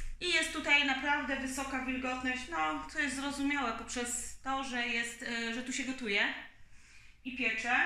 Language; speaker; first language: Polish; native; Polish